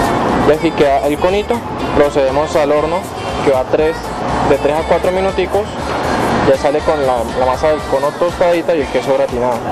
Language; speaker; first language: Spanish; native; Spanish